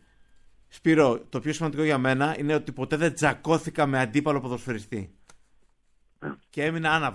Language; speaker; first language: Greek; native; Greek